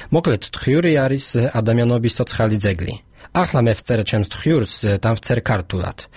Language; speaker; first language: Georgian; non-native, fluent; Polish